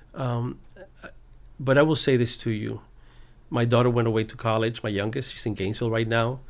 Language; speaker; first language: English; early bilingual, other home language; Spanish